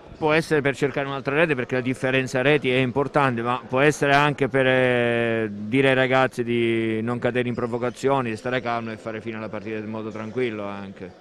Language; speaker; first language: Italian; native; Italian